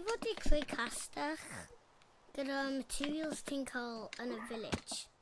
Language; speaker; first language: Welsh; non-native, local second language; English